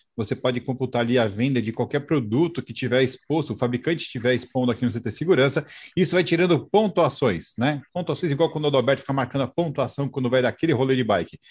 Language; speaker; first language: Portuguese; native; Portuguese